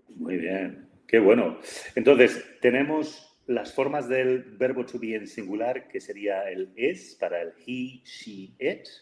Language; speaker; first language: Spanish; native; Spanish